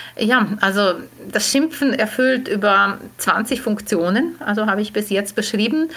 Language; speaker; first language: German; non-native, fluent; Ukrainian